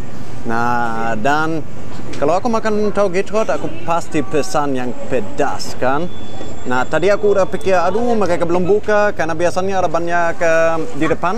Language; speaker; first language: Indonesian; non-native, fluent; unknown